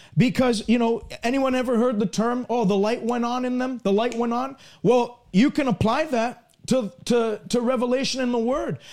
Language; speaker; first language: English; native; English